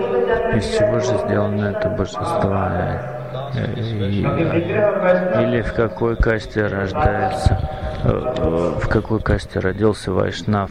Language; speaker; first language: Russian; non-native, fluent; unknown